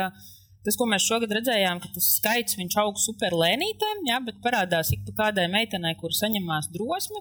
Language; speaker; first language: Latvian; native; Latvian